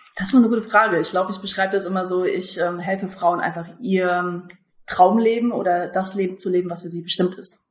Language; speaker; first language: German; early bilingual, other home language; Russian